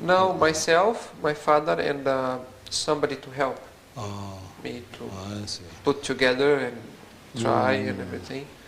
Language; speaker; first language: English; non-native, fluent; Portuguese